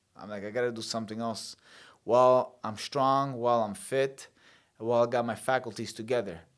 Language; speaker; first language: English; early bilingual, other home language; Italian